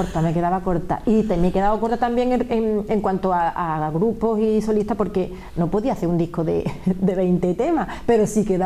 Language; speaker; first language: Spanish; native; Spanish